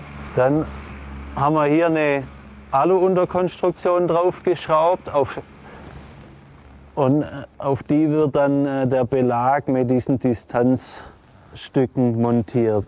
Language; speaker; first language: German; native; German